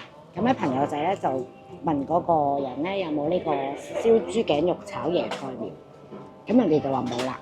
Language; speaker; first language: Cantonese; native; Cantonese